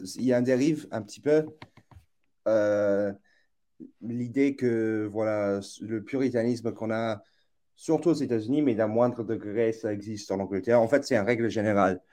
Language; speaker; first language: French; non-native, fluent; English